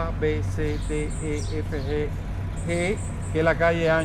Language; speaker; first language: Spanish; native; Spanish